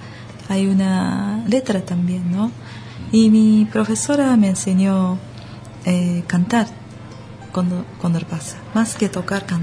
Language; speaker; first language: Spanish; non-native, learner; Japanese